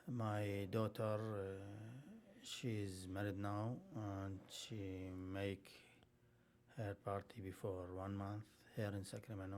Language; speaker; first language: English; non-native, learner; Arabic